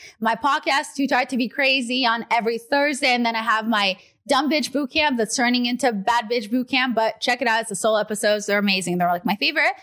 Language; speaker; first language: English; non-native, fluent; Russian